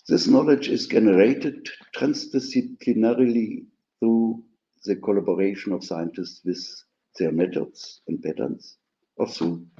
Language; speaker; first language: English; non-native, fluent; German